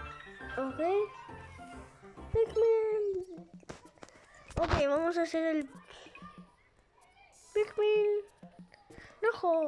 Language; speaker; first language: Spanish; early bilingual, heritage; Spanish